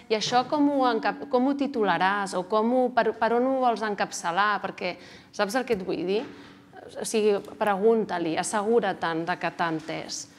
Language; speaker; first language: Catalan; native; Catalan